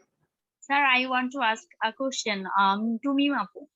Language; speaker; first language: English; non-native, learner; Bangla